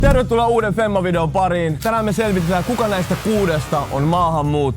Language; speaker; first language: Finnish; native; Finnish